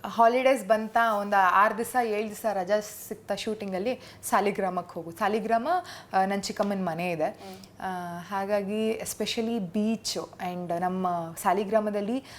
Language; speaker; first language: Kannada; native; Kannada